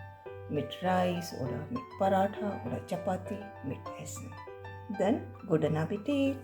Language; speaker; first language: German; non-native, learner; Hindi